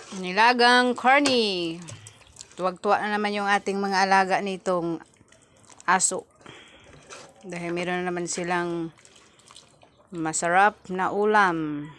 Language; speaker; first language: Filipino; non-native, local second language; Cebuano